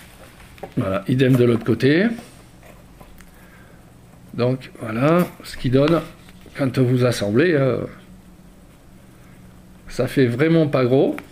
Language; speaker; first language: French; native; French